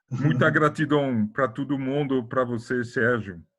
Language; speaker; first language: Portuguese; non-native, fluent; French